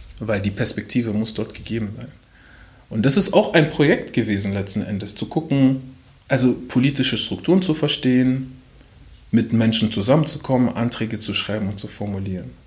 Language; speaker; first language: German; early bilingual, other home language; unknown